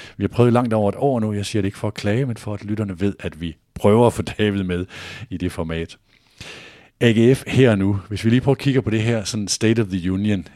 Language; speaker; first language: Danish; native; Danish